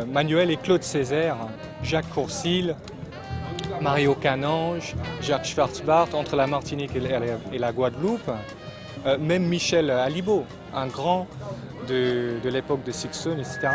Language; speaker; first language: French; non-native, fluent; English